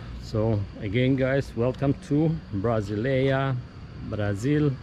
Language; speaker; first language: English; non-native, fluent; Russian